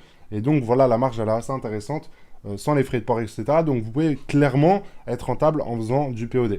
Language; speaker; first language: French; native; French